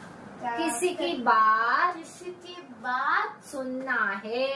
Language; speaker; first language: Hindi; non-native, local second language; Tamil